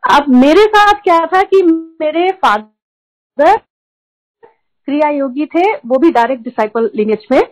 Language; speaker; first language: Hindi; native; Hindi